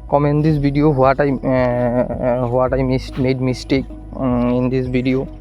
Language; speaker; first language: English; non-native, learner; Hindi